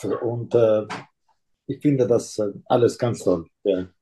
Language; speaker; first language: German; non-native, local second language; Italian